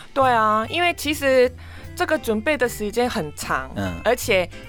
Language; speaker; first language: Chinese; non-native, fluent; Korean